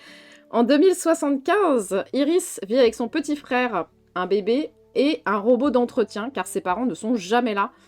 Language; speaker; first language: French; native; French